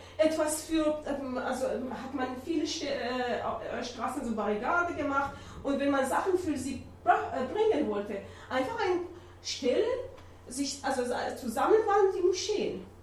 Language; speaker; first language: German; non-native, learner; Persian